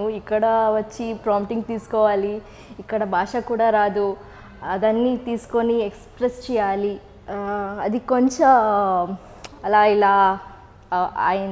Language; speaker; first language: Telugu; non-native, learner; Kannada